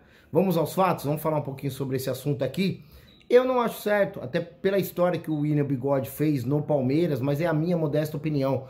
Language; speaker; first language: Portuguese; native; Portuguese